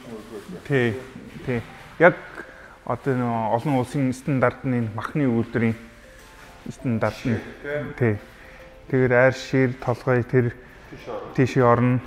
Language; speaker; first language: Mongolian; non-native, fluent; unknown